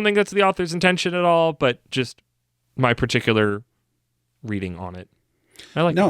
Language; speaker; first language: English; native; English